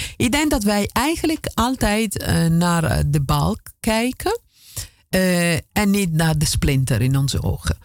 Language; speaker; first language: Dutch; non-native, fluent; Italian